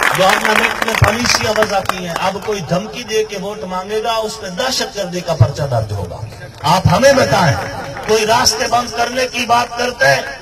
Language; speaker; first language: Urdu; non-native, local second language; Punjabi